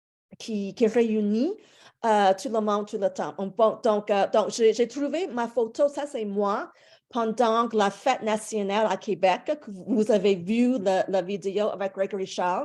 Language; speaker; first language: French; non-native, fluent; English